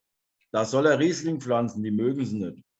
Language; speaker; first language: German; native; German